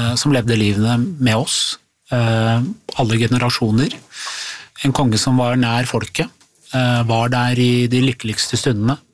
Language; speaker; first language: Norwegian; early bilingual, other home language; Persian